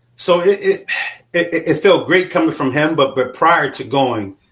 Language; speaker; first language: English; native; English